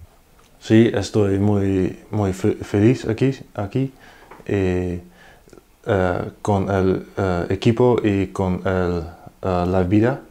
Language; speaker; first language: Spanish; non-native, learner; Dutch